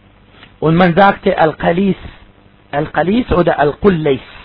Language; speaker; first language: German; non-native, fluent; Arabic